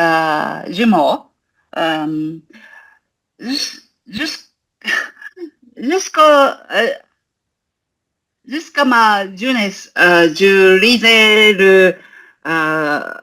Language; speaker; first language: French; non-native, learner; Japanese